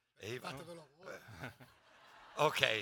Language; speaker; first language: Italian; native; Italian